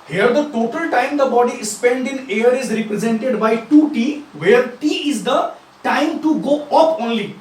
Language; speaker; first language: English; non-native, local second language; Nepali